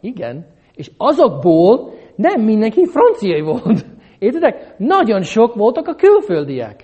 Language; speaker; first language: Hungarian; non-native, fluent; English